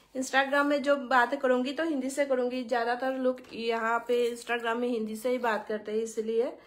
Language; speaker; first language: Hindi; non-native, local second language; Bangla